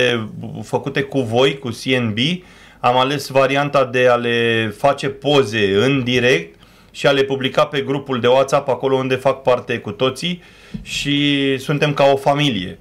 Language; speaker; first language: Romanian; native; Romanian